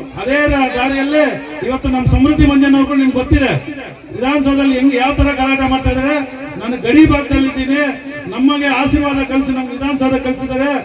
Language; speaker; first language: Kannada; native; Kannada